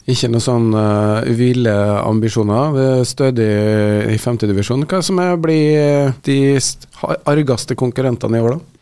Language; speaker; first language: Norwegian; native; Norwegian